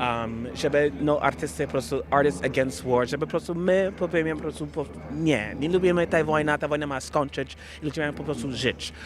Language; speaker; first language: Polish; non-native, fluent; English